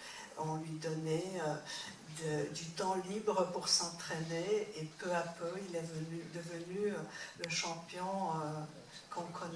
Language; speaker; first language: French; non-native, fluent; Czech